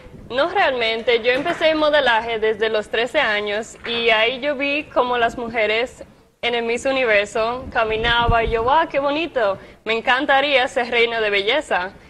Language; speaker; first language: Spanish; native; Spanish